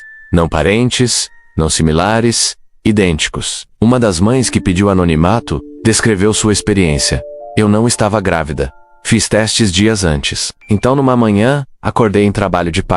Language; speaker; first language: Portuguese; native; Portuguese